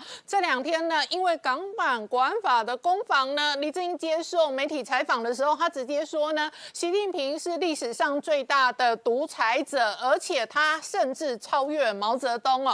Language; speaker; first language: Chinese; native; Chinese